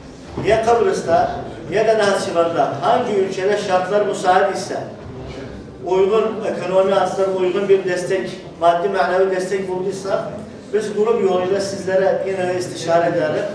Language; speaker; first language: Turkish; native; Turkish